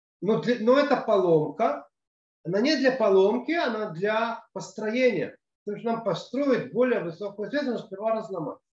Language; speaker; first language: Russian; early bilingual, other home language; Hebrew